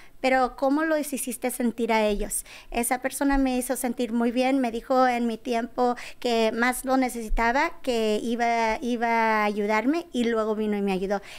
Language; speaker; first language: Spanish; early bilingual, heritage; Spanish